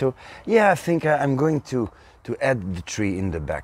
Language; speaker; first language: English; non-native, fluent; Dutch